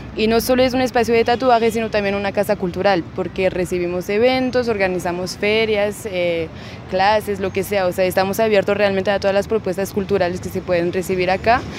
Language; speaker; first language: Spanish; non-native, fluent; French